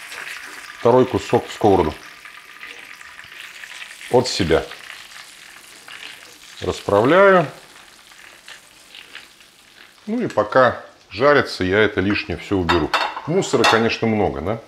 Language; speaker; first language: Russian; native; Russian